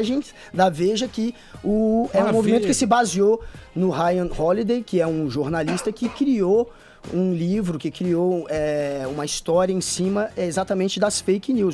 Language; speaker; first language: Portuguese; native; Portuguese